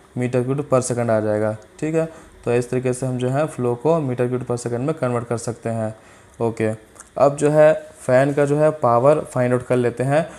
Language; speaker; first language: Hindi; native; Hindi